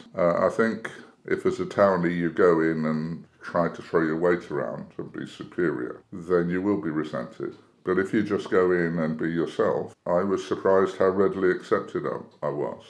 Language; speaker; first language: English; native; English